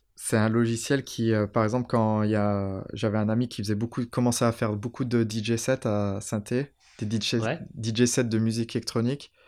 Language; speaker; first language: French; native; French